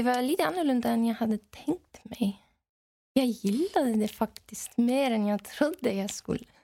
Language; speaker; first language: Swedish; non-native, fluent; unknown